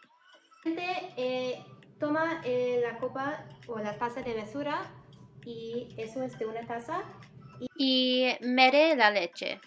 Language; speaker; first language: Spanish; non-native, fluent; English